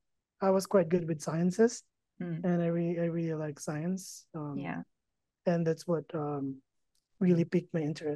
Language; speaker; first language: English; non-native, local second language; Filipino